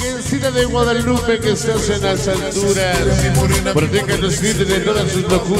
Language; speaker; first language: Spanish; native; Spanish